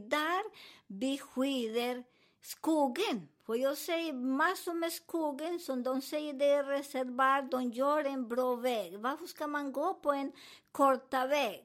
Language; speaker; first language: Swedish; non-native, learner; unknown